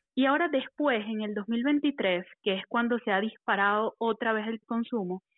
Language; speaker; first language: Spanish; native; Spanish